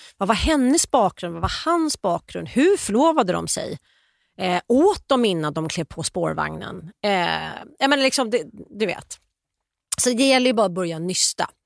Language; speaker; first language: Swedish; native; Swedish